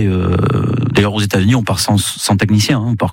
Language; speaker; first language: French; native; French